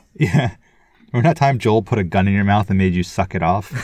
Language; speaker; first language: English; native; English